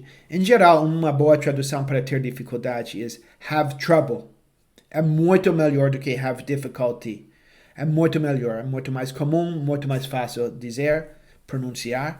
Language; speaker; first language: Portuguese; non-native, fluent; English